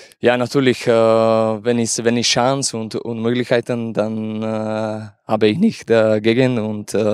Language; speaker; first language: German; non-native, learner; Slovak